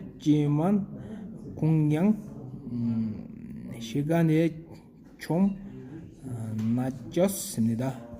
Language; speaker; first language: Korean; non-native, learner; Mongolian